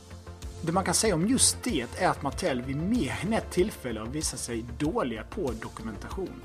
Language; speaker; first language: Swedish; native; Swedish